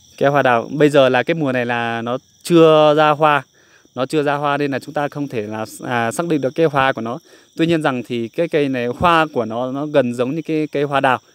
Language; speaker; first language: Vietnamese; non-native, local second language; Iu Mien